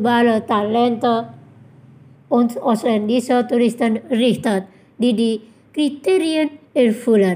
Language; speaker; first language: German; non-native, fluent; Indonesian